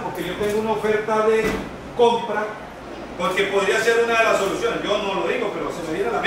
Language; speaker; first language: Spanish; native; Spanish